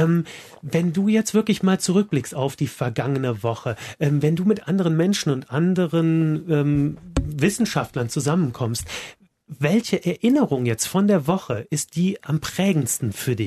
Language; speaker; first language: German; native; German